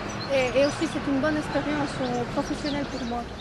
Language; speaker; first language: French; non-native, fluent; Galician